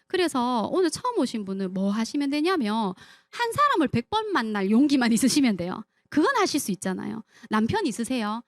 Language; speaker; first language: Korean; native; Korean